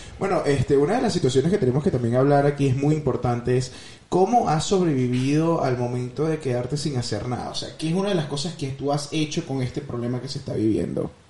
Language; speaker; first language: Spanish; native; Spanish